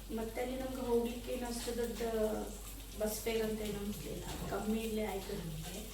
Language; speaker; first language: Kannada; non-native, local second language; Tulu